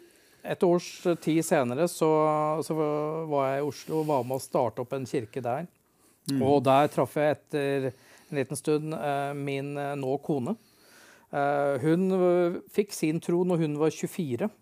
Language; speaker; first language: Norwegian; native; Norwegian